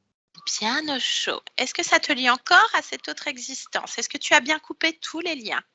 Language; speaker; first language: French; native; French